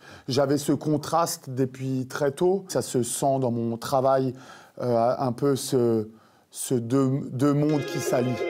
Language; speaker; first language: French; native; French